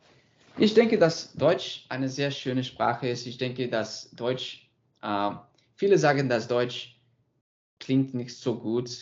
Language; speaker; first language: German; non-native, learner; English